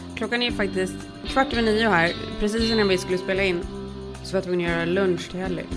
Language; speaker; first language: Swedish; native; Swedish